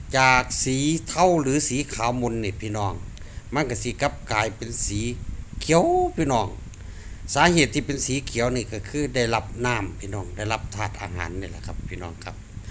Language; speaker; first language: Thai; native; Thai